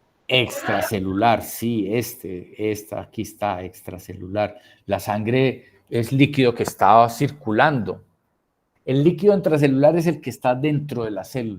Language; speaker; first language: Spanish; native; Spanish